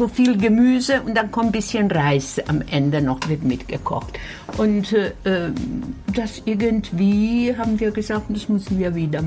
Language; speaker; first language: German; non-native, fluent; Bosnian